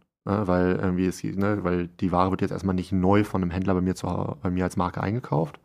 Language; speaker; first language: German; native; German